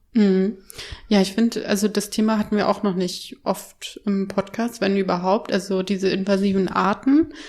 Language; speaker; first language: German; native; German